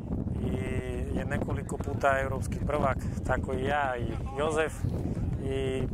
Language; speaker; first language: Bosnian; non-native, learner; Slovak